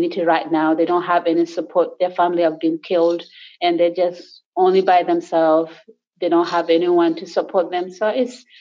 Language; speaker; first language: English; non-native, local second language; Acoli